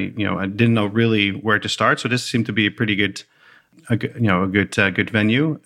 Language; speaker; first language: English; non-native, fluent; Dutch